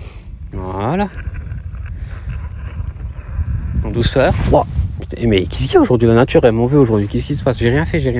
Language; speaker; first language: French; native; French